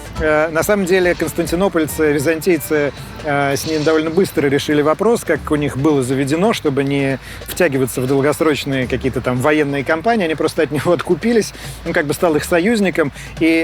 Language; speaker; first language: Russian; native; Russian